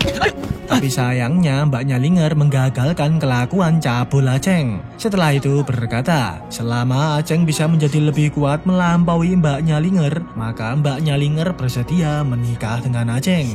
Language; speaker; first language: Indonesian; native; Indonesian